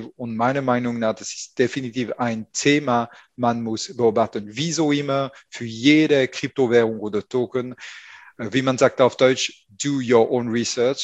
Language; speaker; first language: German; non-native, fluent; French